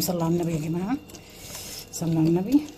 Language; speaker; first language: Arabic; native; Arabic